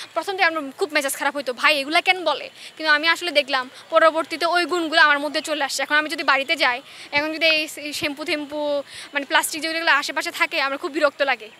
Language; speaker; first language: Bangla; non-native, local second language; Chakma